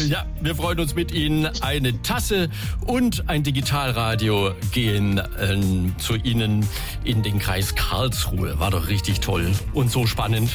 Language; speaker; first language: German; native; German